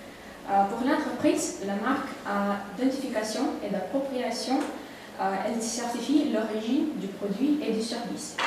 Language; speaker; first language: French; non-native, learner; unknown